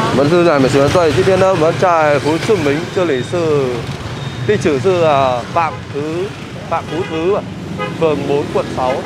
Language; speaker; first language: Chinese; non-native, learner; Vietnamese